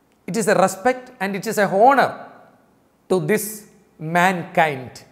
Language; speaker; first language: English; non-native, local second language; Malayalam